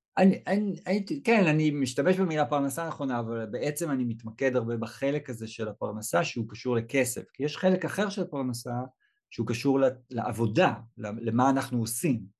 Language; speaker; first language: Hebrew; native; Hebrew